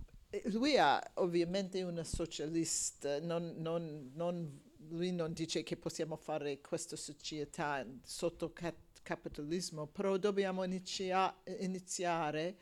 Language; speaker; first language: Italian; non-native, learner; English